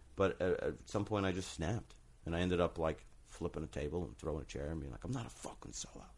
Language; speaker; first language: English; native; English